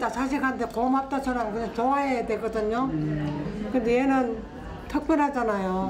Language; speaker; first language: Korean; native; Korean